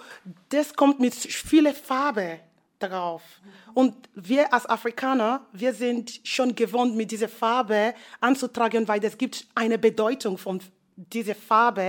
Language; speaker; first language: German; non-native, fluent; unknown